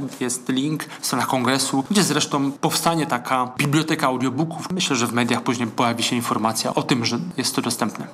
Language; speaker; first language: Polish; native; Polish